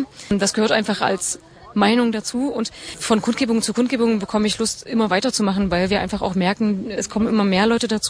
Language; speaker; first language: German; native; German